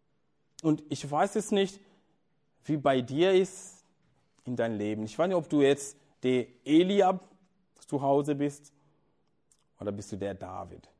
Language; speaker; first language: German; non-native, fluent; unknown